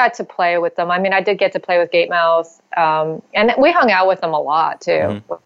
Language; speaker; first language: English; native; English